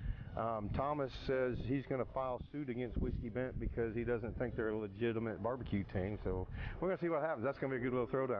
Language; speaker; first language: English; native; English